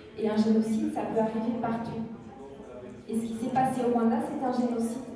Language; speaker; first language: French; non-native, local second language; Kinyarwanda